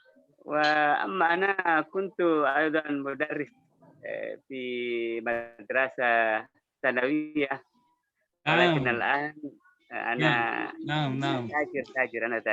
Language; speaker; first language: Arabic; non-native, learner; Indonesian